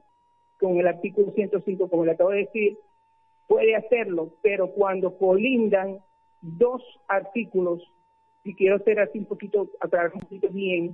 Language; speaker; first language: Spanish; native; Spanish